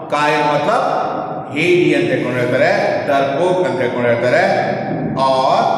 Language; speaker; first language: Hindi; non-native, local second language; Kannada